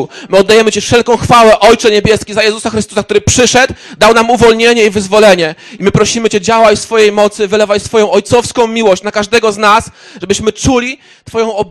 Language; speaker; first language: Polish; native; Polish